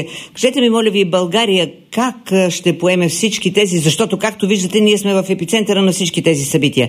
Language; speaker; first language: Bulgarian; native; Bulgarian